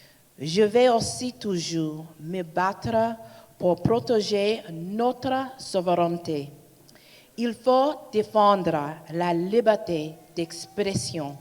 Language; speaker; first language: French; non-native, learner; English